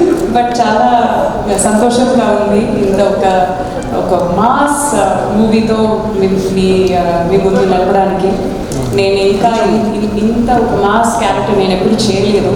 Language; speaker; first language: Telugu; non-native, learner; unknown